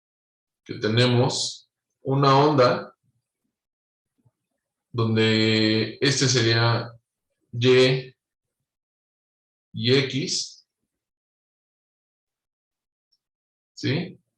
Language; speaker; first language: Spanish; native; Spanish